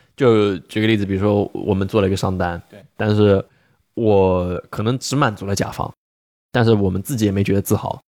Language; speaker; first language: Chinese; native; Chinese